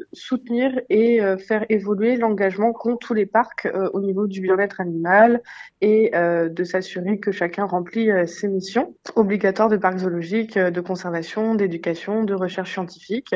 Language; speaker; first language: French; native; French